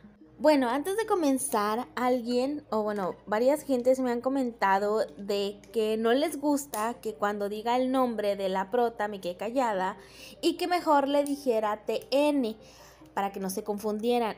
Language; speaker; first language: Spanish; native; Spanish